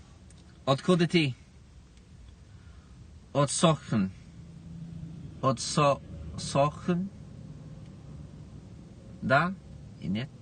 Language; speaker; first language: Russian; non-native, learner; English